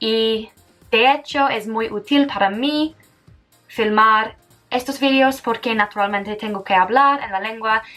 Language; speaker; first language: Spanish; non-native, fluent; English